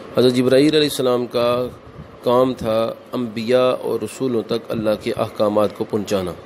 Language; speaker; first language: Urdu; non-native, local second language; Punjabi